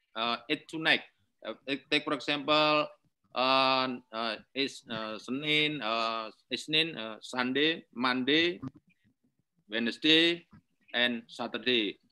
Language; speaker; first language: English; non-native, learner; Indonesian